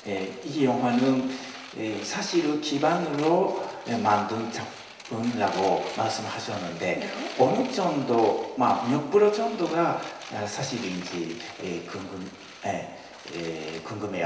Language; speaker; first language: Korean; non-native, fluent; Japanese